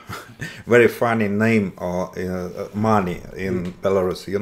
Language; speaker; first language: English; non-native, learner; Russian